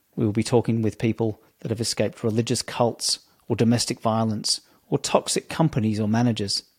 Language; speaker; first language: English; native; English